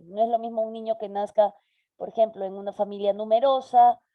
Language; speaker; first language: Spanish; native; Spanish